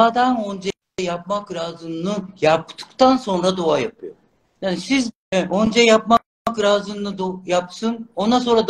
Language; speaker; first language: Turkish; non-native, learner; Japanese